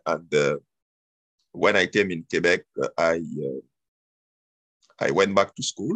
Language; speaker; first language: English; non-native, local second language; French